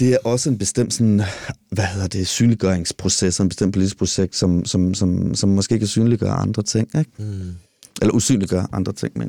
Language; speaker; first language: Danish; native; Danish